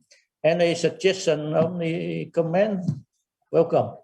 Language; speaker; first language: English; non-native, fluent; Vietnamese